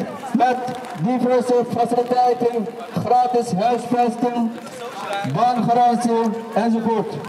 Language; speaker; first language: Dutch; non-native, fluent; Uyghur